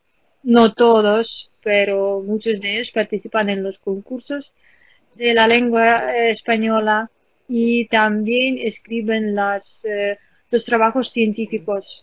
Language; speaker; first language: Spanish; non-native, fluent; Ukrainian